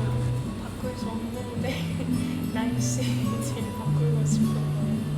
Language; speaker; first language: Korean; non-native, fluent; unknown